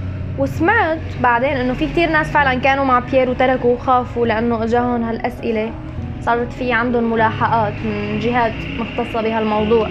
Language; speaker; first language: Arabic; native; Arabic